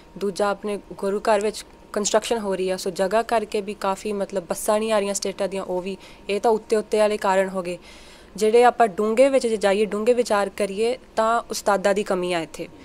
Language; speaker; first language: Punjabi; early bilingual, heritage; Punjabi